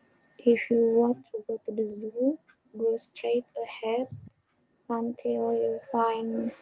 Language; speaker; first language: English; non-native, learner; Indonesian